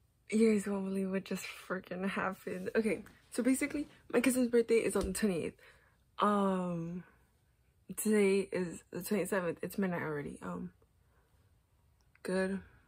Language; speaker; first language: English; early bilingual, other home language; Spanish